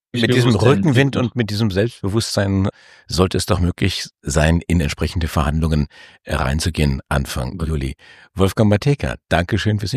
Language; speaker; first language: German; native; German